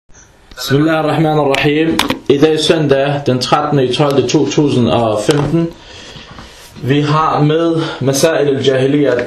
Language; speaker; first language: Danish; non-native, fluent; Arabic